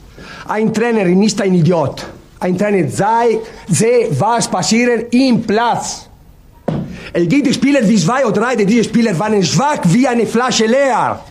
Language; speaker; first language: German; non-native, learner; Italian